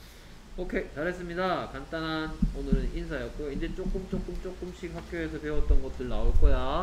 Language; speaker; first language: Korean; native; Korean